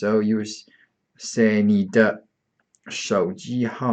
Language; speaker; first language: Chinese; non-native, fluent; English